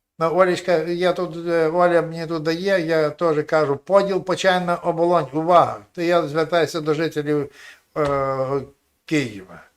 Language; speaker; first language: Ukrainian; native; Ukrainian